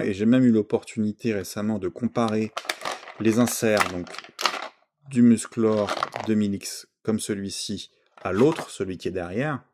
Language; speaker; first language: French; native; French